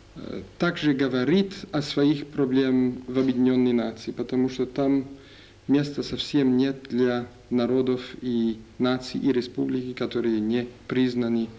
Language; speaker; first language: Russian; non-native, learner; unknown